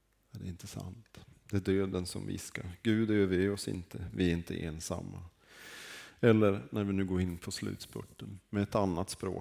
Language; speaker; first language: Swedish; native; Swedish